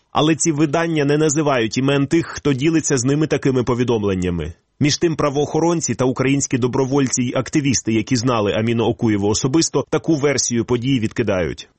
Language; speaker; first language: Ukrainian; native; Ukrainian